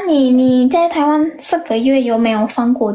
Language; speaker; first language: Chinese; non-native, learner; Indonesian